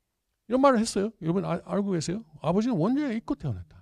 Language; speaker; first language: Korean; native; Korean